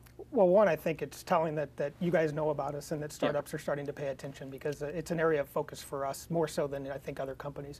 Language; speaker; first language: English; native; English